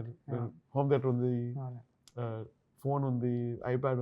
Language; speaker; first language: Telugu; non-native, learner; Tamil